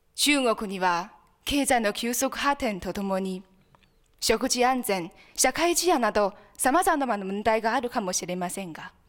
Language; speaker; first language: Japanese; non-native, fluent; Chinese